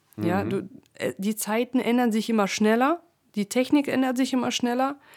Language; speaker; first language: German; early bilingual, other home language; Russian